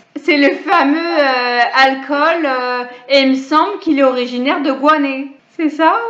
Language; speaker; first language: French; native; French